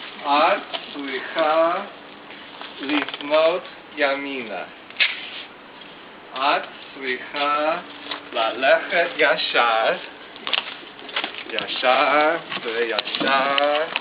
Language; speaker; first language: Hebrew; non-native, learner; English